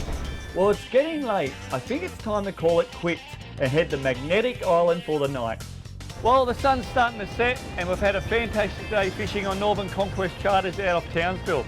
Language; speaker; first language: English; native; English